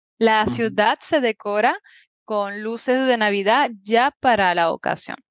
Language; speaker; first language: Spanish; native; Spanish